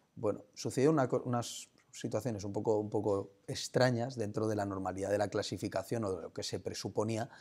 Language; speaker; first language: Spanish; native; Spanish